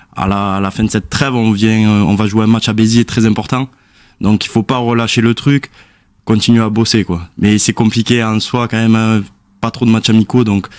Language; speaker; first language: French; native; French